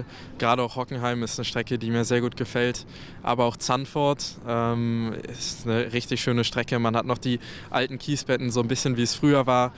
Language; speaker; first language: German; native; German